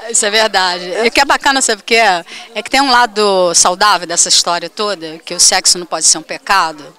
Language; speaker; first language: Portuguese; native; Portuguese